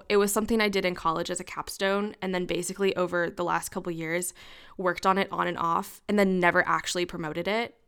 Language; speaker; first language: English; native; English